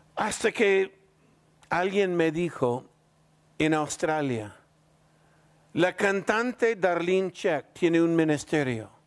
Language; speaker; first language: Spanish; non-native, fluent; English